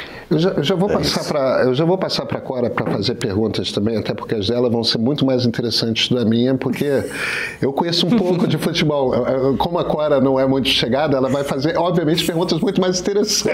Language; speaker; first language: Portuguese; native; Portuguese